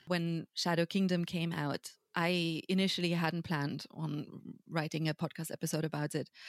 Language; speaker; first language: English; non-native, fluent; German